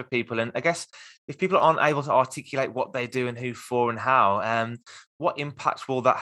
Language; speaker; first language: English; native; English